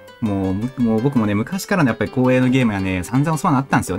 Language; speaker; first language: Japanese; native; Japanese